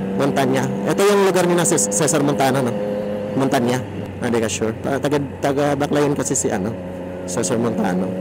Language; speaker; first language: Filipino; non-native, local second language; Cebuano